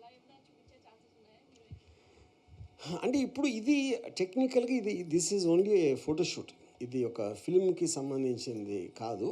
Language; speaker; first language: Telugu; native; Telugu